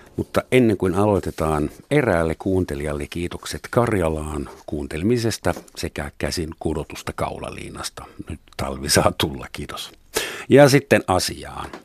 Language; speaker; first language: Finnish; native; Finnish